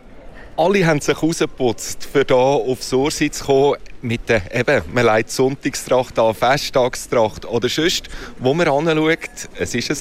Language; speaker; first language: German; native; German